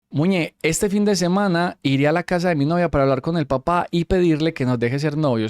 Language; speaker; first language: Spanish; native; Spanish